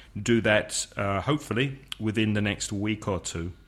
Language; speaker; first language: English; native; English